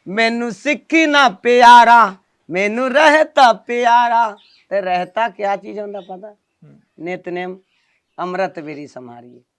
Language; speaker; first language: Punjabi; non-native, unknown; Nepali